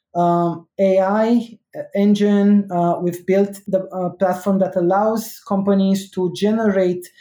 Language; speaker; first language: English; non-native, fluent; Romanian